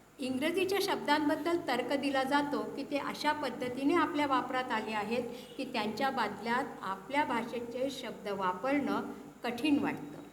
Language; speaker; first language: Marathi; early bilingual, heritage; Marathi